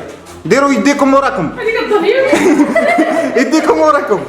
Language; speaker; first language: Arabic; native; Arabic